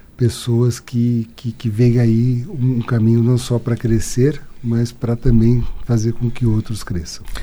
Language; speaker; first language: Portuguese; native; Portuguese